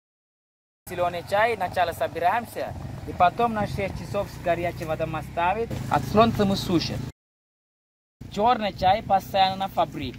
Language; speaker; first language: Russian; non-native, learner; Sinhala